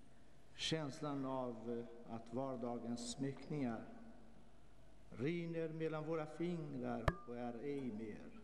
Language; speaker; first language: Swedish; non-native, fluent; Portuguese